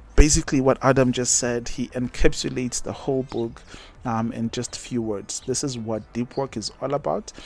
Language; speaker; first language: English; non-native, local second language; Zulu